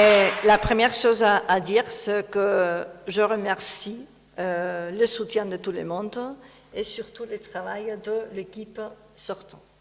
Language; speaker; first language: French; non-native, fluent; Spanish